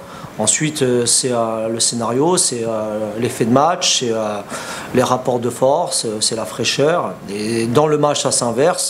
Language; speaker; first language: French; native; French